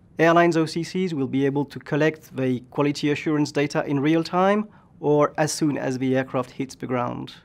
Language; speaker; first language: English; non-native, fluent; French